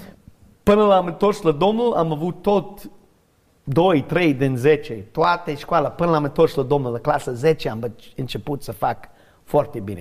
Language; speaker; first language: Romanian; non-native, fluent; English